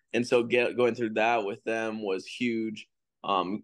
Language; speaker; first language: English; native; English